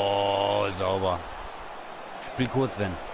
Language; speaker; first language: German; native; German